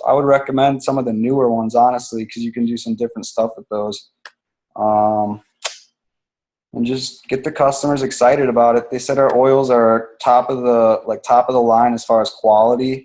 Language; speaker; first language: English; native; English